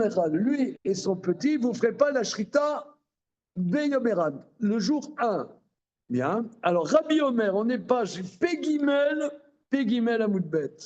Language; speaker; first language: French; native; French